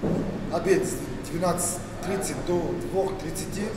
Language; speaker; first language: Russian; native; Russian